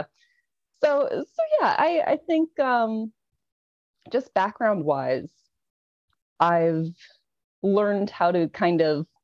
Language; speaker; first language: English; native; English